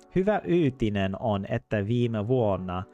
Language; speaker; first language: Finnish; non-native, learner; English